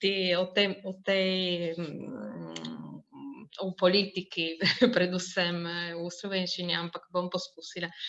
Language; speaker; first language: Slovenian; non-native, local second language; Italian